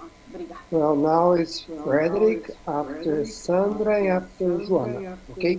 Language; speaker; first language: English; non-native, learner; Portuguese